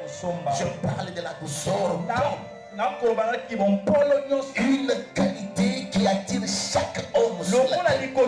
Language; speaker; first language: French; non-native, local second language; Lingala